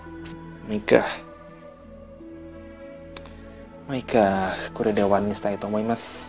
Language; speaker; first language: Japanese; non-native, learner; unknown